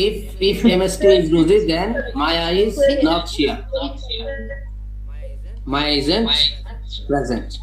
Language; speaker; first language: English; non-native, fluent; Bangla